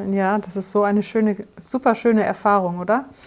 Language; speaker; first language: German; native; German